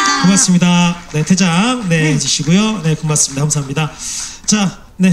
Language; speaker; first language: Korean; native; Korean